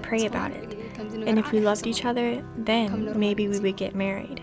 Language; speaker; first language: English; non-native, fluent; Arabic